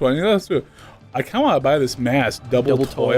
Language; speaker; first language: English; native; English